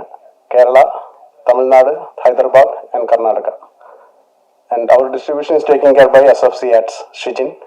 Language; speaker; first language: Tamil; non-native, learner; Malayalam